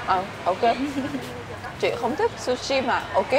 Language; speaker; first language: Vietnamese; non-native, learner; Japanese